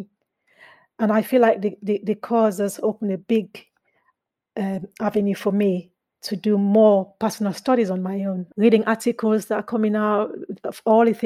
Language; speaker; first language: English; non-native, local second language; Krio